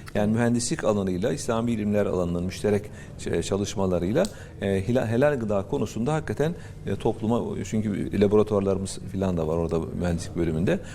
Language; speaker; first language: Turkish; native; Turkish